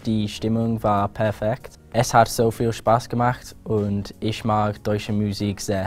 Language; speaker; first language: German; non-native, learner; English